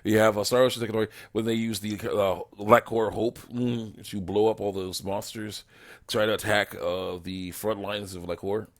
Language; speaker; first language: English; native; English